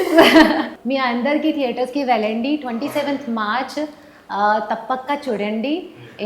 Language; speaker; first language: Telugu; non-native, learner; Hindi